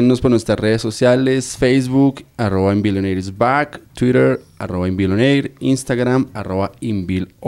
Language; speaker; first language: Spanish; native; Spanish